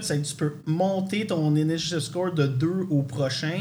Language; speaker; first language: French; native; French